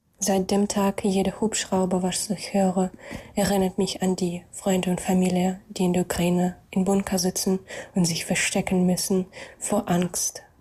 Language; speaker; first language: German; non-native, fluent; Russian